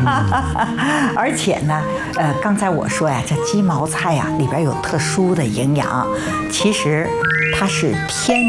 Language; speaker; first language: Chinese; native; Chinese